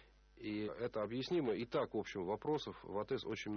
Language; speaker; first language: Russian; native; Russian